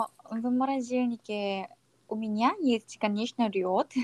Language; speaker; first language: Russian; non-native, learner; Korean